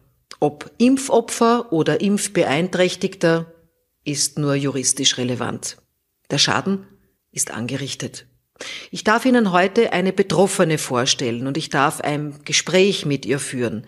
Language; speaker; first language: German; native; German